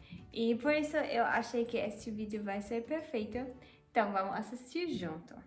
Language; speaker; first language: Portuguese; non-native, fluent; German